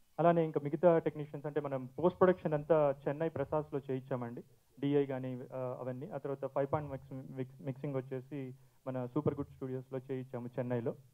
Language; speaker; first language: Telugu; native; Telugu